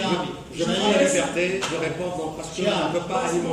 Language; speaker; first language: French; native; French